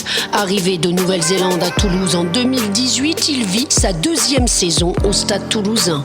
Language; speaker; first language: French; native; French